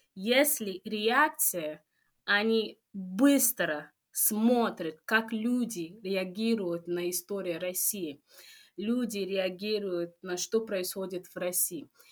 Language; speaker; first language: Russian; non-native, fluent; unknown